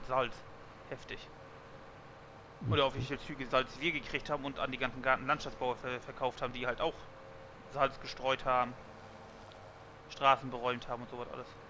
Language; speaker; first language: German; native; German